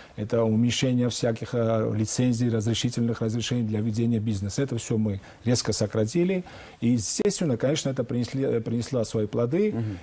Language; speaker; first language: Russian; non-native, local second language; Georgian